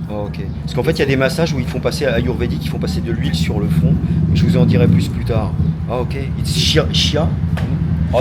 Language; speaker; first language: French; native; French